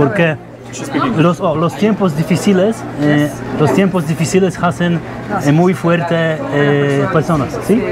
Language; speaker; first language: Spanish; non-native, learner; Polish